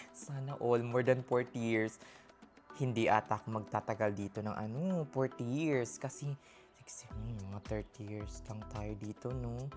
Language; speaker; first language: Filipino; native; Filipino